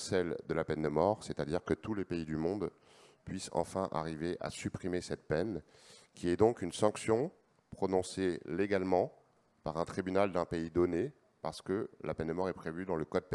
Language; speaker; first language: French; native; French